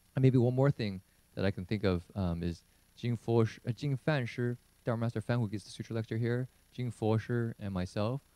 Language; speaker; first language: English; early bilingual, other home language; Chinese